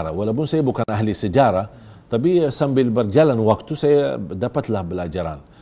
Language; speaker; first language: Indonesian; non-native, fluent; Arabic